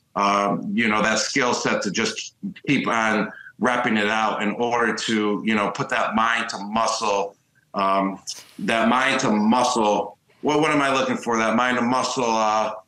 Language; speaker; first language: English; native; English